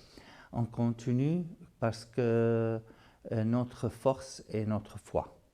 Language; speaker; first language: French; non-native, fluent; Arabic